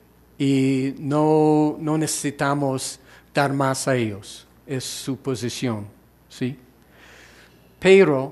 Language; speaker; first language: Spanish; non-native, fluent; English